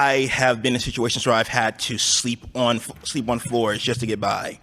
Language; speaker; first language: English; native; English